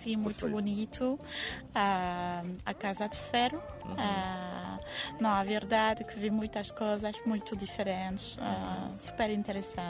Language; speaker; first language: Portuguese; non-native, fluent; French